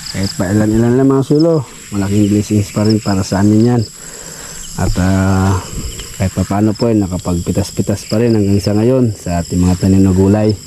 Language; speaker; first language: Filipino; non-native, local second language; Cebuano